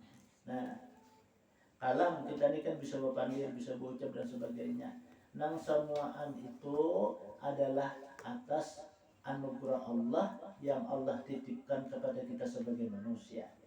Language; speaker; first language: Indonesian; non-native, local second language; Banjar